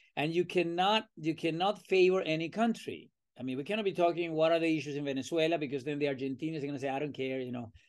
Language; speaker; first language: English; non-native, fluent; Spanish